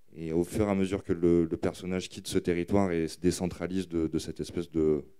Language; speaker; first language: French; native; French